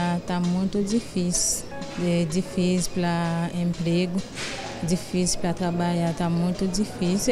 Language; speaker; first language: Portuguese; non-native, learner; Haitian Creole